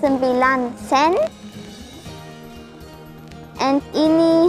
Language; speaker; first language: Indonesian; early bilingual, heritage; German